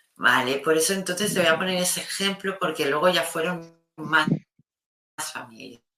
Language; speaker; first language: Spanish; non-native, local second language; Catalan